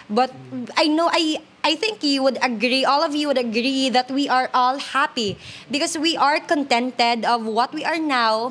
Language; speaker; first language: English; non-native, local second language; Hiligaynon